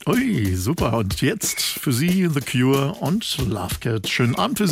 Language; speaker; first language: German; native; German